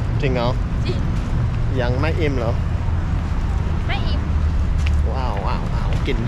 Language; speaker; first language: Thai; non-native, fluent; English